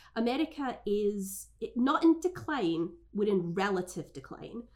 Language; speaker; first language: English; native; English